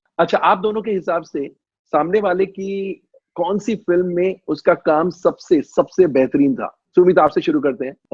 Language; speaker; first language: Hindi; native; Hindi